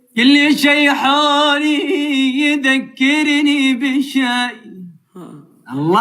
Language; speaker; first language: Arabic; native; Arabic